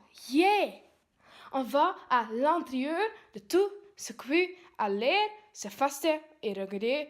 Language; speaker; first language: French; non-native, learner; Dutch